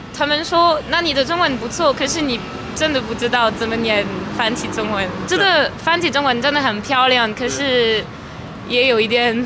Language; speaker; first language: Chinese; non-native, fluent; French